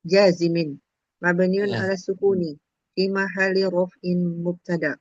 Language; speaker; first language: Arabic; non-native, learner; Indonesian